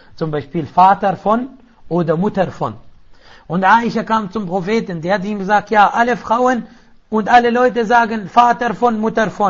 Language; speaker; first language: German; non-native, fluent; Arabic